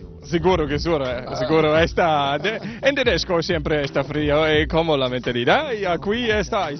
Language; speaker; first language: Spanish; non-native, learner; German